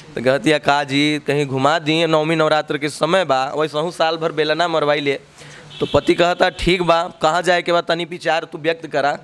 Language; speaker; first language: Hindi; native; Hindi